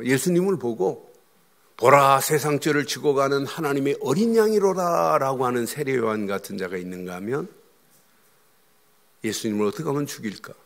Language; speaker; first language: Korean; native; Korean